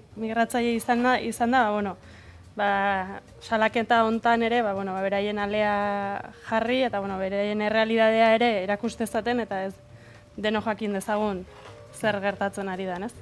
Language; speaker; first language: Basque; native; Basque